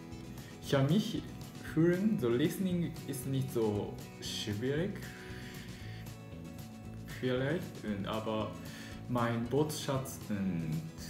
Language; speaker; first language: German; non-native, learner; Japanese